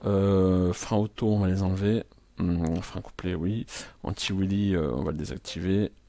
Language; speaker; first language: French; native; French